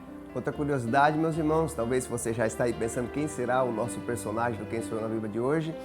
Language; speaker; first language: Portuguese; native; Portuguese